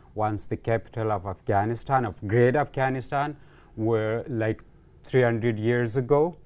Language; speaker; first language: English; non-native, fluent; Pashto